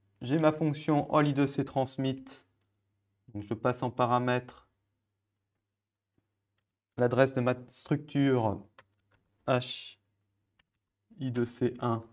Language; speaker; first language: French; native; French